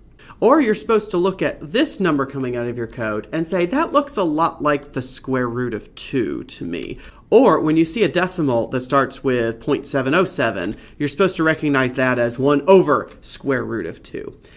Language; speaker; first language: English; native; English